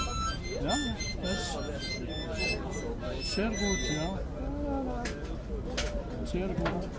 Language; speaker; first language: German; non-native, learner; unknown